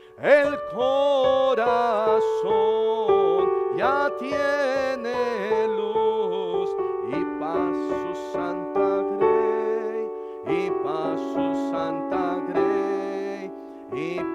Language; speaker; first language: Spanish; native; Spanish